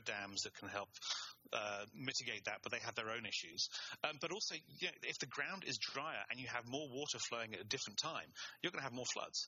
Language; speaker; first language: English; native; English